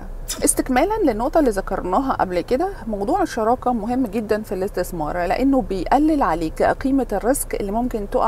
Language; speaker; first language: Arabic; native; Arabic